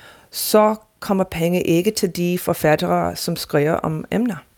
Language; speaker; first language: Danish; non-native, fluent; English